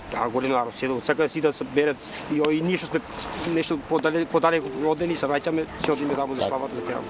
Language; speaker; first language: Macedonian; early bilingual, heritage; Macedonian